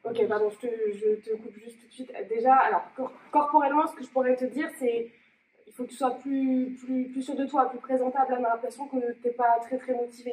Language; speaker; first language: French; native; French